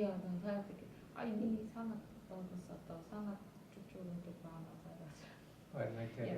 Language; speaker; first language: Indonesian; non-native, fluent; Korean